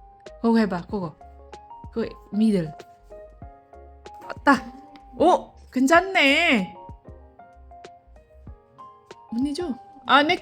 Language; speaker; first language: Korean; non-native, learner; Filipino